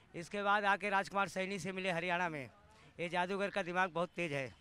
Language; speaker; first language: Hindi; native; Hindi